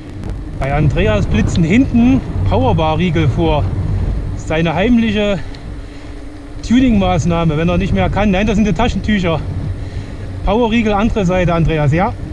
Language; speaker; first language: German; native; German